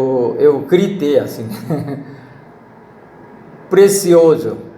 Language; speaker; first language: Portuguese; non-native, learner; Korean